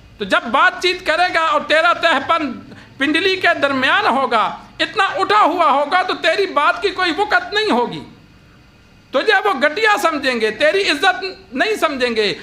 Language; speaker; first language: Urdu; non-native, local second language; Punjabi